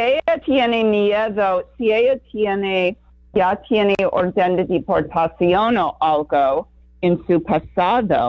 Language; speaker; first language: Spanish; non-native, learner; English